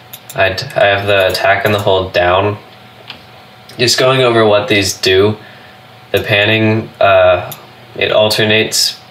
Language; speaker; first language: English; native; English